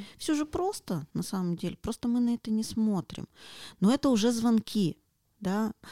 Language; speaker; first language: Russian; native; Russian